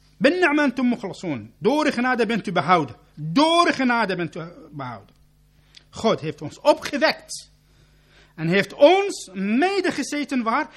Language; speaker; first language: Dutch; non-native, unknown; Arabic